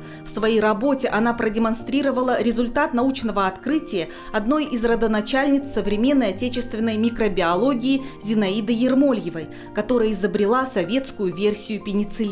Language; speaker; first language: Russian; native; Russian